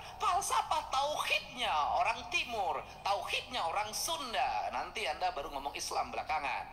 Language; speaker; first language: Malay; non-native, local second language; Sundanese